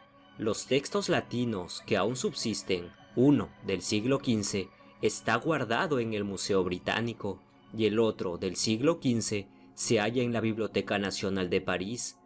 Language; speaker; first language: Spanish; native; Spanish